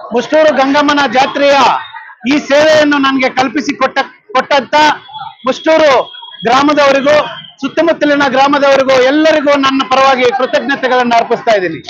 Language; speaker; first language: Kannada; native; Kannada